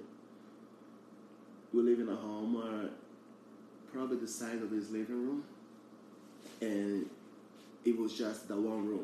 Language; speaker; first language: English; early bilingual, other home language; Portuguese